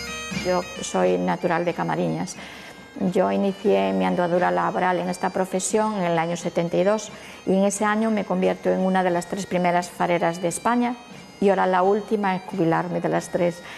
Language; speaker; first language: Spanish; native; Spanish